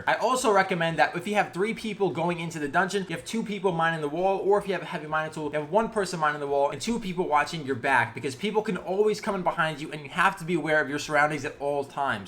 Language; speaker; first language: English; native; English